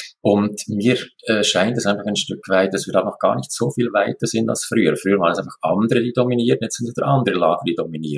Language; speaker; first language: German; native; German